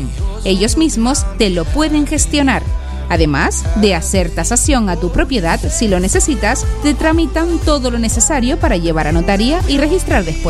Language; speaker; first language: Spanish; native; Spanish